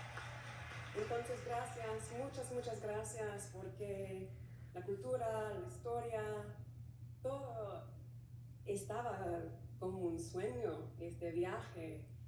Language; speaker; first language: Spanish; non-native, learner; English